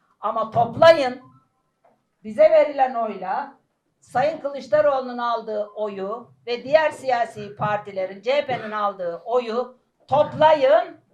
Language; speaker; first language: Turkish; native; Turkish